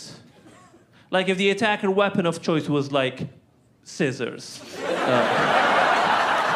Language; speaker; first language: English; non-native, fluent; Arabic